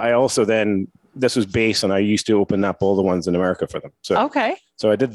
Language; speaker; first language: English; native; English